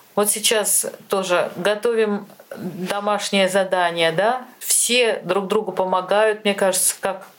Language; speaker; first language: Russian; native; Russian